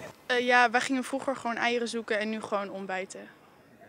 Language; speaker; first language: Dutch; native; Dutch